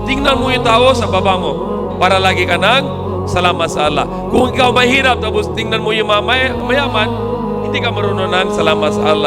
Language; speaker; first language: Filipino; non-native, learner; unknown